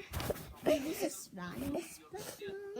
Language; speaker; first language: Danish; early bilingual, other home language; Vietnamese